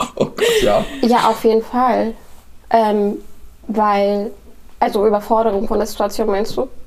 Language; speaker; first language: German; non-native, fluent; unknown